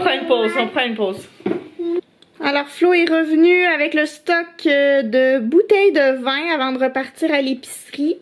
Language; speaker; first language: French; native; French